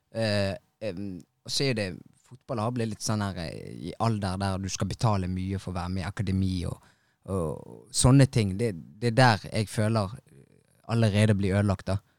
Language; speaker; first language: Norwegian; early bilingual, other home language; Tigrinya